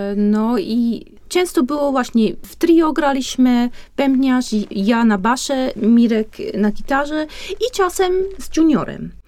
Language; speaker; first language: Polish; non-native, fluent; German